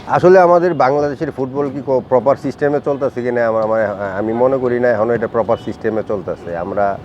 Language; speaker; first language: Bangla; native; Bangla